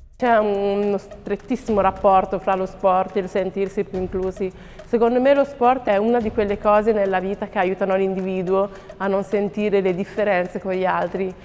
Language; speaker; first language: Italian; early bilingual, other home language; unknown